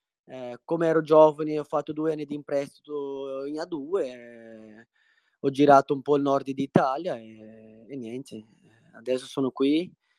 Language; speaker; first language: Italian; non-native, fluent; Portuguese